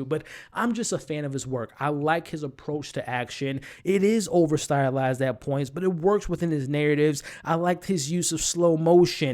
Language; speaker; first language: English; native; English